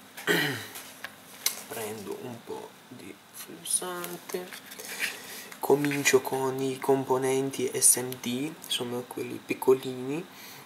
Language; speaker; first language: Italian; non-native, fluent; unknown